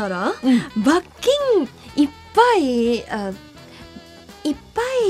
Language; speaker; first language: Japanese; non-native, learner; English